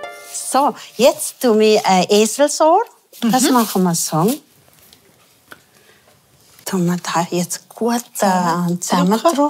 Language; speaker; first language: German; non-native, fluent; Tibetan